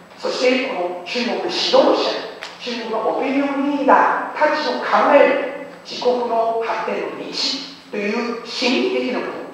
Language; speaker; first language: Japanese; non-native, fluent; Chinese